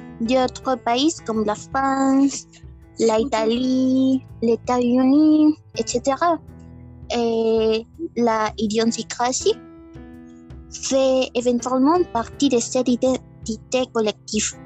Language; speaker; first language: French; non-native, learner; Spanish